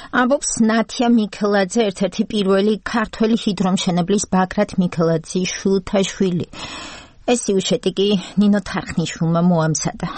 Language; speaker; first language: Georgian; native; Georgian